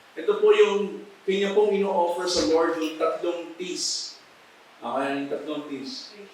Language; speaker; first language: Filipino; native; Filipino